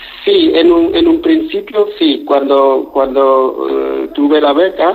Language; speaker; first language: Spanish; non-native, fluent; Wolof